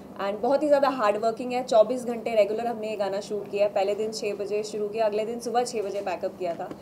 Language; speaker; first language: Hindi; non-native, local second language; Punjabi